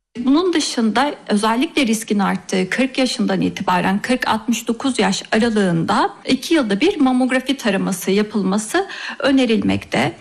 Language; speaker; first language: Turkish; native; Turkish